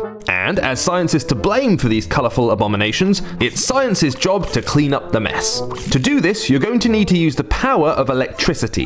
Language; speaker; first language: English; native; English